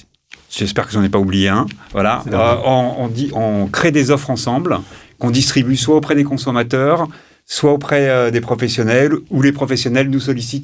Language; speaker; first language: French; native; French